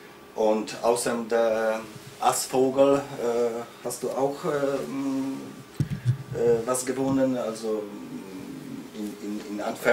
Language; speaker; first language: German; non-native, learner; Dutch